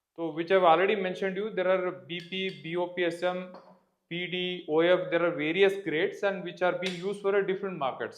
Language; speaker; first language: English; non-native, local second language; Kannada